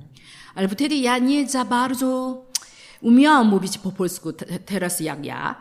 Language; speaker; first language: Polish; non-native, learner; Korean